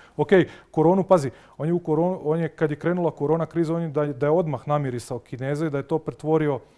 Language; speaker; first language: Croatian; native; Croatian